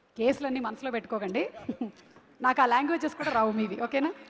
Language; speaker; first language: Telugu; native; Telugu